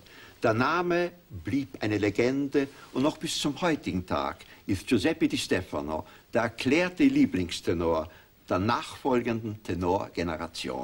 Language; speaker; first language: German; native; German